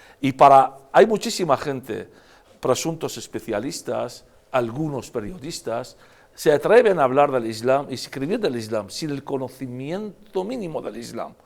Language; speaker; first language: Spanish; non-native, fluent; Arabic